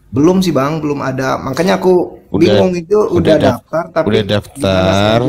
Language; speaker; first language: Indonesian; native; Indonesian